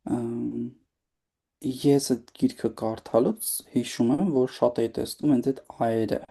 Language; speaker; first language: Armenian; native; Armenian